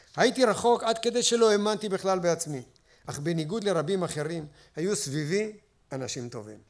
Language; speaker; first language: Hebrew; native; Hebrew